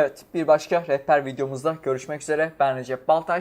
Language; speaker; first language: Turkish; native; Turkish